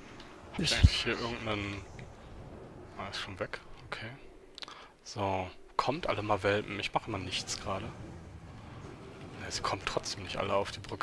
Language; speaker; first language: German; native; German